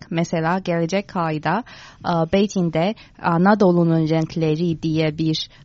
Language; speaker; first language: Turkish; non-native, fluent; Chinese